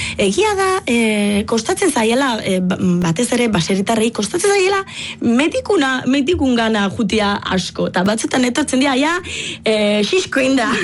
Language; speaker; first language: Basque; non-native, fluent; Italian